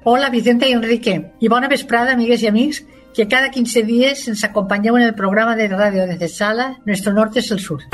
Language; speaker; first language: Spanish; native; Spanish